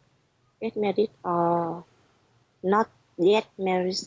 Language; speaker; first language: English; non-native, learner; Vietnamese